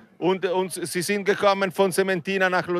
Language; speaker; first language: German; non-native, learner; Italian